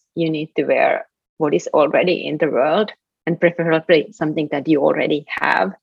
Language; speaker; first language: English; non-native, fluent; Finnish